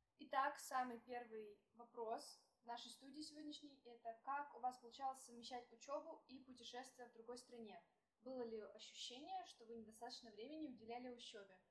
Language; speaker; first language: Russian; native; Russian